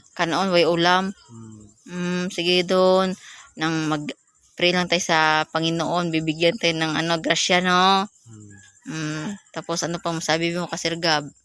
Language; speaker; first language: Filipino; non-native, local second language; Cebuano